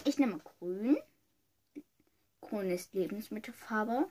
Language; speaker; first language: German; early bilingual, other home language; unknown